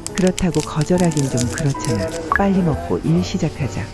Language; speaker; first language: Korean; native; Korean